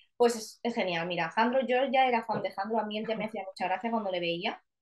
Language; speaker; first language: Spanish; native; Spanish